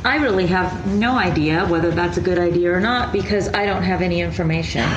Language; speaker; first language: English; early bilingual, other home language; Spanish